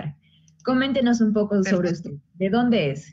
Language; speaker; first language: Spanish; native; Spanish